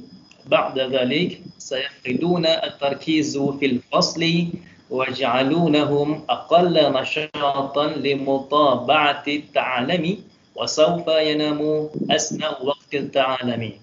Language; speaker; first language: Arabic; non-native, learner; Malay